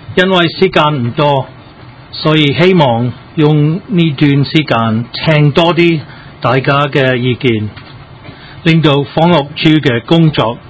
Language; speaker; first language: Cantonese; non-native, learner; English